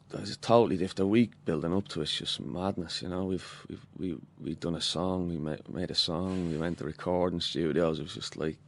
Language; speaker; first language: English; native; English